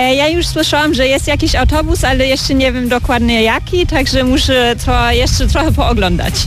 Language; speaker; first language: Polish; early bilingual, heritage; German